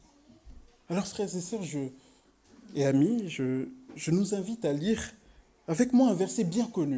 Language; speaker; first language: French; native; French